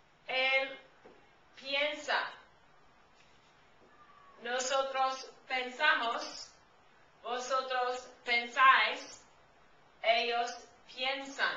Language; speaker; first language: Spanish; non-native, fluent; English